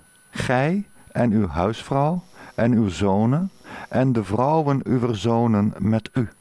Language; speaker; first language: Dutch; native; Dutch